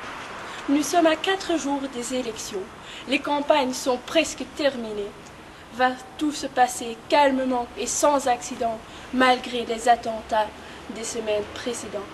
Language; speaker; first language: French; non-native, learner; Dutch